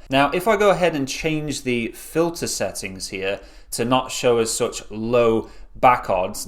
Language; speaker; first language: English; native; English